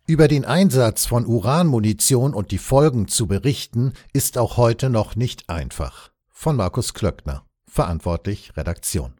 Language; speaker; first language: German; native; German